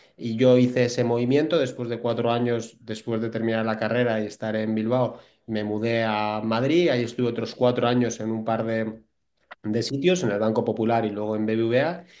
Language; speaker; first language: Spanish; native; Spanish